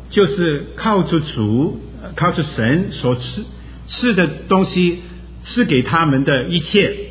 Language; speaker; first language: Chinese; non-native, local second language; Wu Chinese